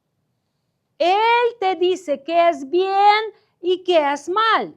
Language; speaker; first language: Spanish; non-native, fluent; Ukrainian